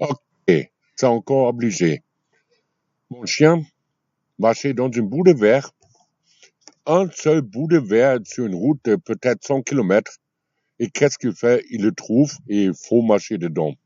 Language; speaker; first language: French; non-native, fluent; German